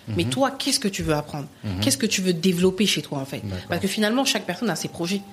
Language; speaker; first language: French; native; French